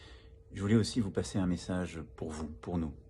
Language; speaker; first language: French; native; French